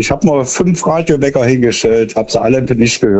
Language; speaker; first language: German; native; German